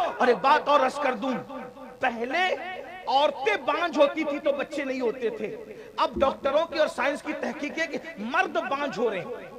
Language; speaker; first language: Urdu; native; Urdu